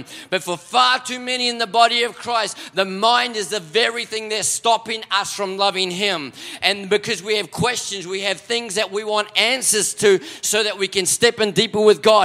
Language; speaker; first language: English; native; English